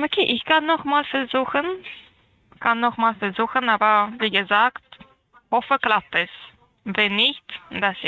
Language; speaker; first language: German; non-native, learner; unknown